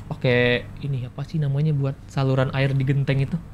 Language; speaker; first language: Indonesian; native; Indonesian